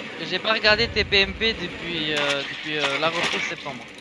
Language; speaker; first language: French; native; French